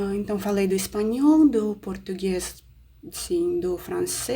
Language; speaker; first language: Portuguese; non-native, fluent; Russian